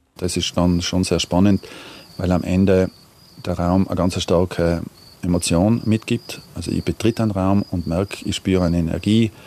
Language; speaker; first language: German; non-native, local second language; Ladin